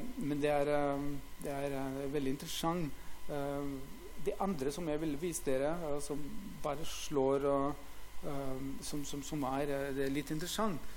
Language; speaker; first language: Norwegian; non-native, fluent; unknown